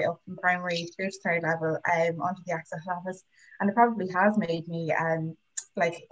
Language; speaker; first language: English; native; English